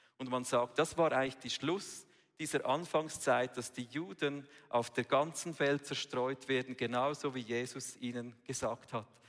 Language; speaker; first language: German; native; German